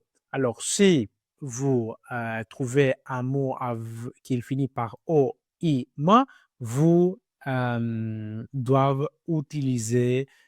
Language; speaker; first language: French; non-native, learner; Greek